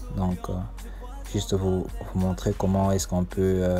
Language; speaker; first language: French; non-native, local second language; Lingala